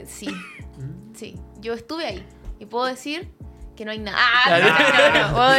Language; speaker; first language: Spanish; native; Spanish